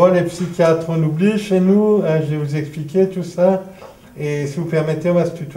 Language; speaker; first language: French; native; French